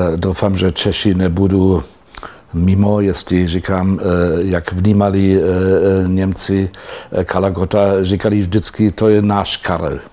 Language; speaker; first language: Czech; non-native, fluent; German